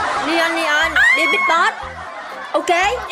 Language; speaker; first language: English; non-native, learner; Vietnamese